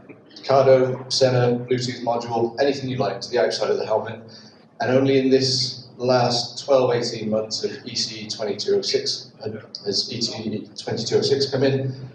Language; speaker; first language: English; native; English